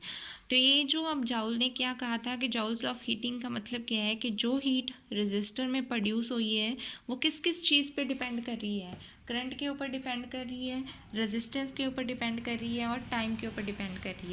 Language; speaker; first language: Hindi; native; Hindi